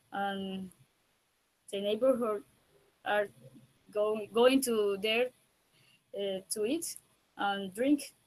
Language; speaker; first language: English; non-native, learner; Spanish